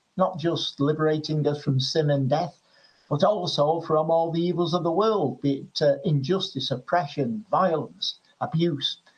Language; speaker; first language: English; native; English